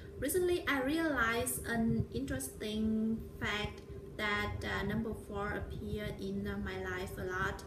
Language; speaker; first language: English; non-native, learner; Vietnamese